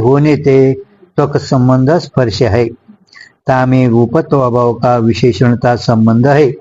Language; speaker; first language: Hindi; non-native, local second language; Kannada